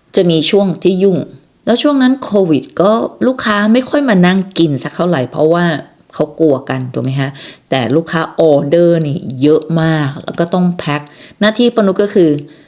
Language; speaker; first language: Thai; native; Thai